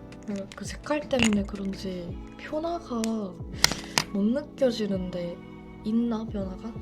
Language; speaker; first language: Korean; non-native, fluent; Japanese